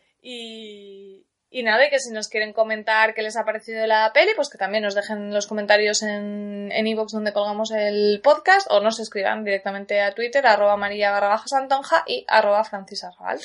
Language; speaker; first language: Spanish; native; Spanish